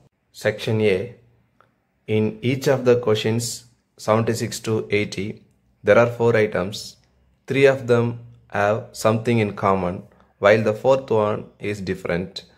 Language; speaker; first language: English; non-native, local second language; Tamil